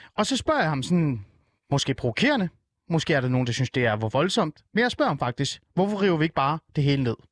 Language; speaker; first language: Danish; early bilingual, other home language; Persian